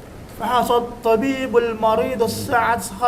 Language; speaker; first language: Arabic; non-native, learner; Indonesian